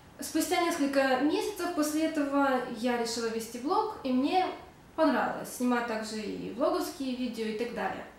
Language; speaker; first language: Russian; native; Russian